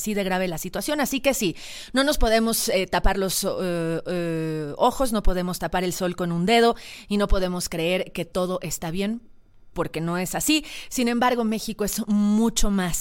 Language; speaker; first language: Spanish; native; Spanish